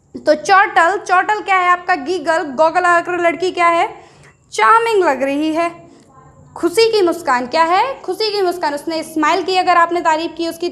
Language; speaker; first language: Hindi; native; Hindi